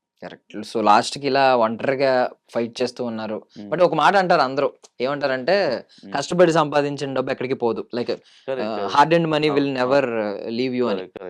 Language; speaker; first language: Telugu; native; Telugu